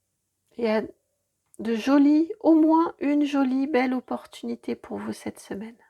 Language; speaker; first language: French; native; French